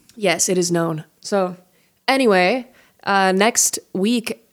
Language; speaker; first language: English; native; English